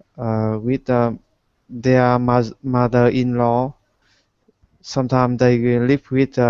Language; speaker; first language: English; non-native, learner; Vietnamese